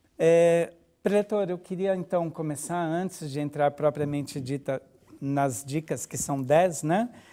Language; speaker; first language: Portuguese; native; Portuguese